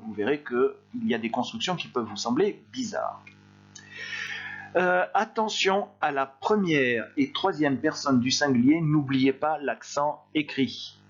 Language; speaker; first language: French; native; French